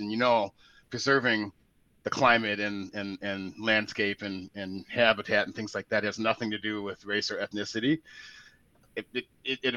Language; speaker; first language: English; native; English